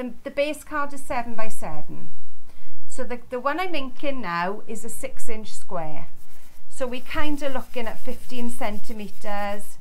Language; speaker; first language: English; native; English